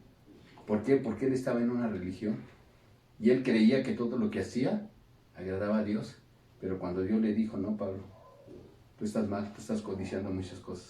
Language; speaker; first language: Spanish; native; Spanish